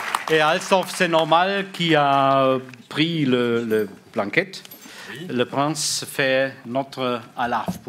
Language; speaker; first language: French; non-native, learner; German